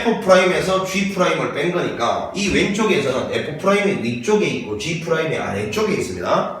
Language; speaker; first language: Korean; native; Korean